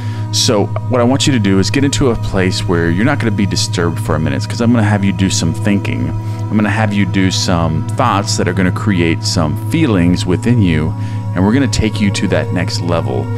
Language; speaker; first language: English; native; English